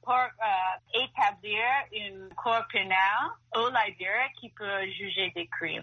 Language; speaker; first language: French; non-native, fluent; English